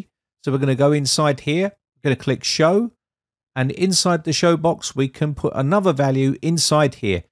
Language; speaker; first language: English; native; English